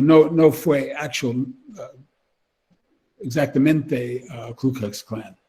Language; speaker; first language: Spanish; non-native, learner; English